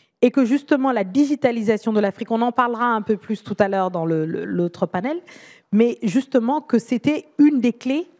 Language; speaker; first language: French; native; French